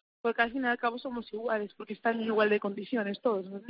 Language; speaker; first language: Spanish; early bilingual, other home language; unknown